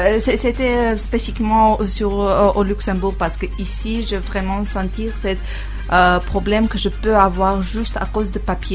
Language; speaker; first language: French; non-native, learner; Armenian